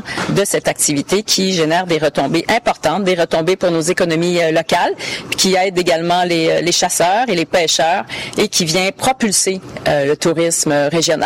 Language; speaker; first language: French; native; French